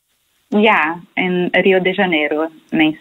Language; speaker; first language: Dutch; non-native, local second language; Portuguese